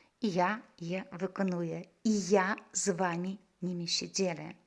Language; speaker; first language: Polish; non-native, fluent; Russian